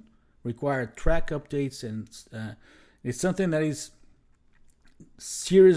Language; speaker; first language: English; non-native, fluent; Portuguese